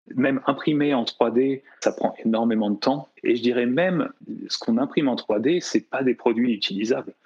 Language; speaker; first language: French; native; French